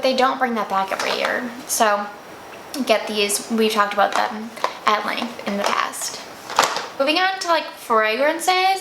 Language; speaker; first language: English; native; English